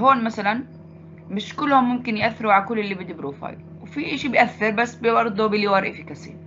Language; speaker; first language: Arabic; native; Arabic